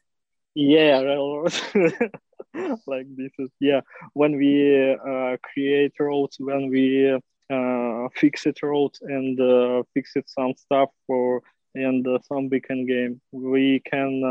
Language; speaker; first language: English; non-native, learner; Russian